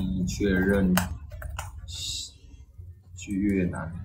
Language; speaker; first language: English; non-native, learner; Chinese